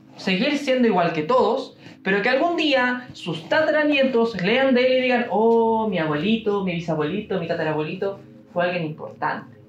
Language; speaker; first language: Spanish; native; Spanish